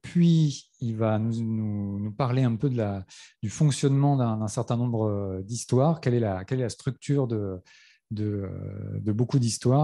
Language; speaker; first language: French; native; French